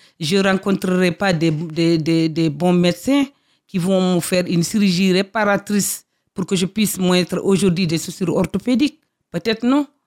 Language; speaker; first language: French; non-native, local second language; Fula